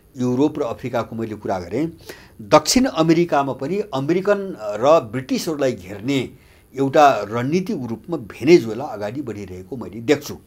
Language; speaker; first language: Nepali; native; Nepali